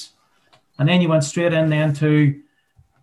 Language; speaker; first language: English; native; English